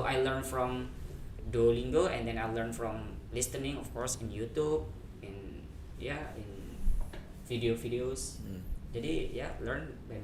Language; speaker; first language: English; non-native, fluent; Indonesian